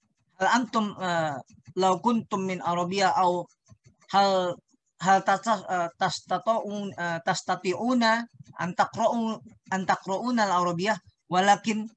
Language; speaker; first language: Arabic; non-native, learner; Indonesian